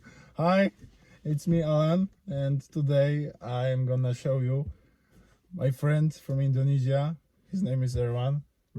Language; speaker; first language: English; non-native, fluent; Polish